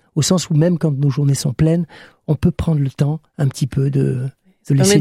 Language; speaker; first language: French; native; French